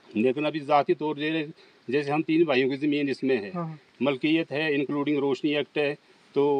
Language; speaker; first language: Hindi; native; Hindi